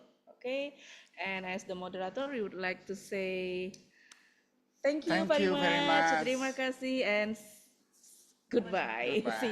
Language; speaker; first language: English; non-native, fluent; Indonesian